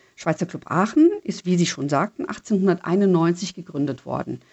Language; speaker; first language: German; native; German